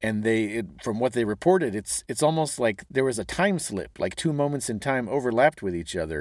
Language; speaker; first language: English; native; English